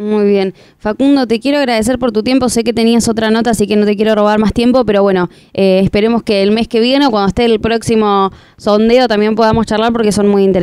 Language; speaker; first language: Spanish; native; Spanish